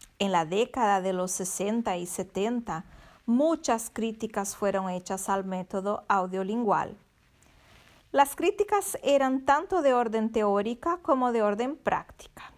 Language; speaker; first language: Spanish; non-native, fluent; Portuguese